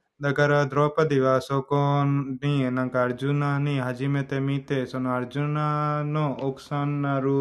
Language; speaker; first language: Japanese; non-native, learner; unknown